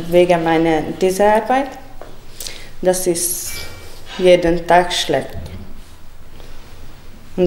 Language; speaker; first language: German; non-native, learner; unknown